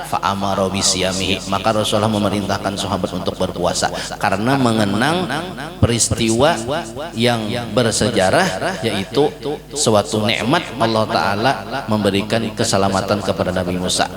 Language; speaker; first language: Indonesian; non-native, local second language; Banjar